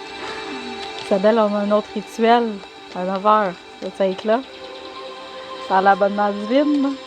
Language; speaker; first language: French; native; French